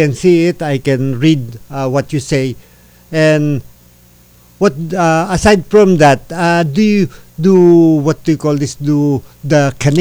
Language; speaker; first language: English; non-native, local second language; Filipino